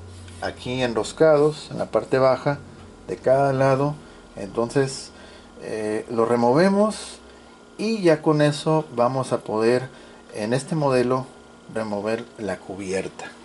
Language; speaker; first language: Spanish; native; Spanish